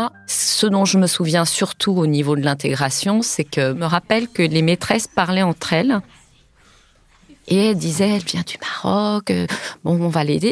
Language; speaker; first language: French; early bilingual, heritage; French